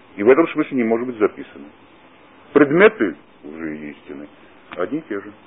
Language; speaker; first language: Russian; non-native, local second language; Georgian